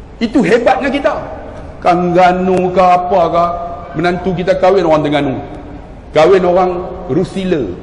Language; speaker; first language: Malay; native; Malay